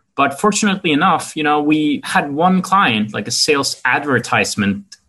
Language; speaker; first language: English; non-native, fluent; Norwegian